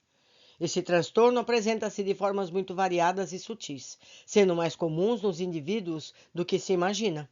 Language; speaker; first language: Portuguese; native; Portuguese